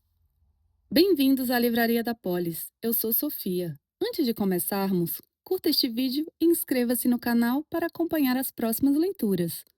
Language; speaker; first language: Portuguese; native; Portuguese